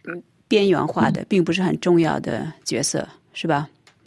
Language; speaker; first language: Chinese; native; Chinese